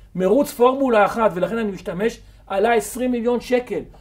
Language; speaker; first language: Hebrew; native; Hebrew